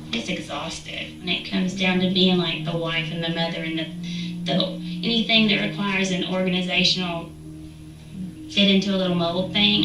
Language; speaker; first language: English; native; English